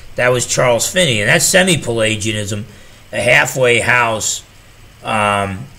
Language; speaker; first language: English; native; English